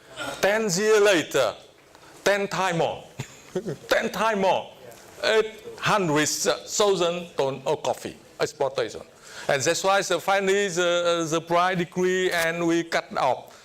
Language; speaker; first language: English; non-native, fluent; Vietnamese